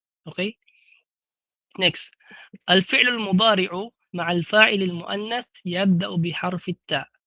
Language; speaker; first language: Arabic; non-native, fluent; Filipino